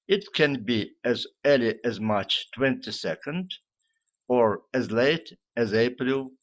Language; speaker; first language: English; non-native, fluent; Ukrainian